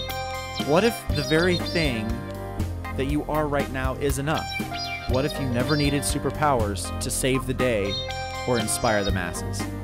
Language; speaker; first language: English; native; English